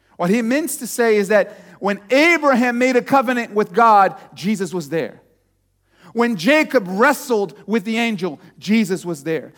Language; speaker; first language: English; non-native, fluent; Portuguese